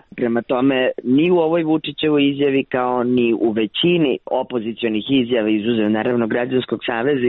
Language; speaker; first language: Croatian; native; Croatian